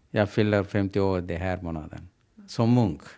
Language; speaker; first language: Swedish; non-native, learner; Sinhala